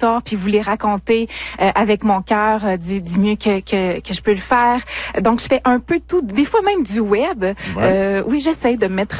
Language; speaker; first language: French; native; French